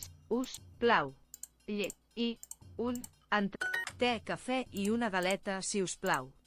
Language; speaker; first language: Catalan; non-native, learner; English